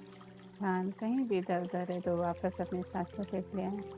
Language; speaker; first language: Hindi; native; Hindi